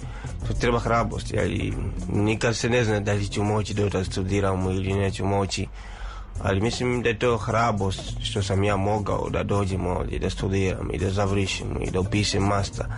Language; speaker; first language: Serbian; non-native, learner; Swahili